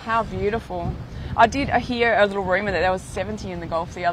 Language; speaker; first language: English; native; English